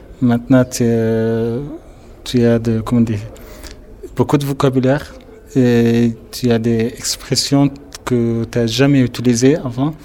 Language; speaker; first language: French; non-native, learner; Arabic